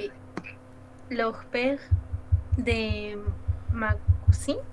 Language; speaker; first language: French; non-native, learner; Spanish